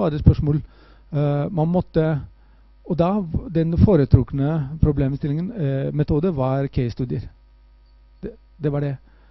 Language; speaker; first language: Norwegian; non-native, fluent; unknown